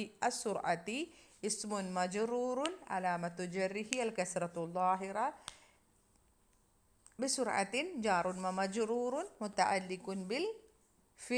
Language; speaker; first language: Arabic; non-native, fluent; Malayalam